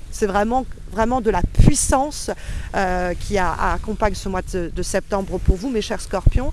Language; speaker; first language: French; native; French